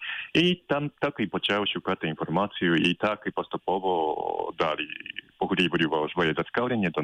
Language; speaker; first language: Ukrainian; non-native, fluent; Japanese